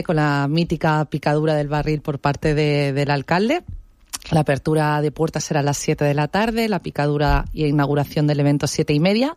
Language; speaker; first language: Spanish; native; Spanish